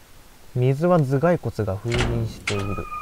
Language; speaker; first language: Japanese; native; Japanese